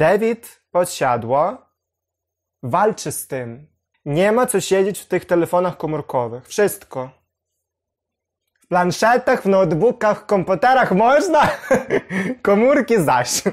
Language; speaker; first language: Polish; non-native, learner; Ukrainian